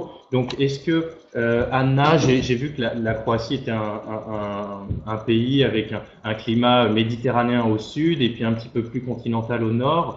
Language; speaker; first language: French; native; French